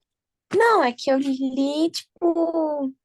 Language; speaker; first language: Portuguese; non-native, learner; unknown